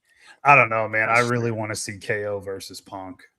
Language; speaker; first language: English; native; English